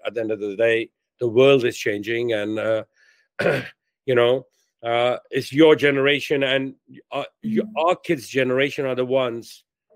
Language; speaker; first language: English; non-native, local second language; Hindi